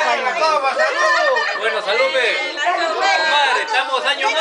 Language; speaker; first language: Spanish; native; Spanish